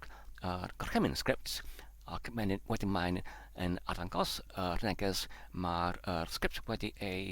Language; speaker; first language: Welsh; non-native, learner; Polish